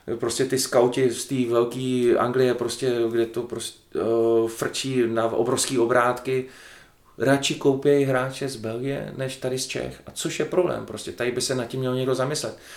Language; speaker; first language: Czech; native; Czech